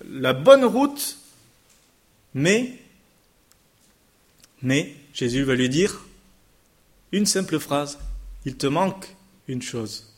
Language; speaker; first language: French; native; French